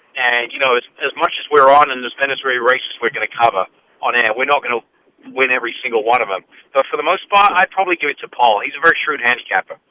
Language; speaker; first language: English; native; English